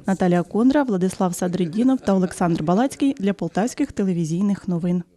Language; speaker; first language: Ukrainian; native; Ukrainian